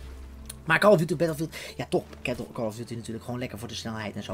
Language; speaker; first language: Dutch; native; Dutch